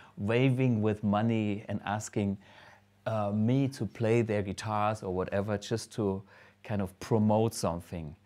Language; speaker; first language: English; non-native, fluent; German